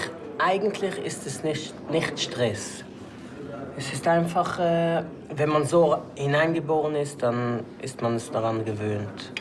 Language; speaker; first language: German; non-native, fluent; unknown